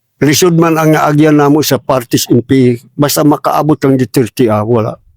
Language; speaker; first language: Cebuano; non-native, local second language; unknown